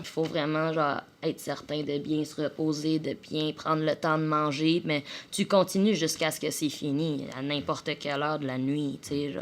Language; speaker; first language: French; native; French